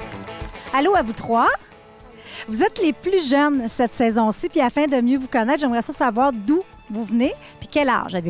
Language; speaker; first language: French; native; French